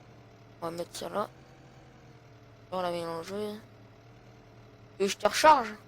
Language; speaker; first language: French; native; French